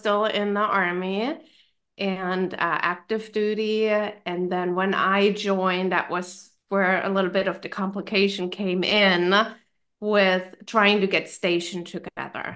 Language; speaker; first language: English; non-native, fluent; German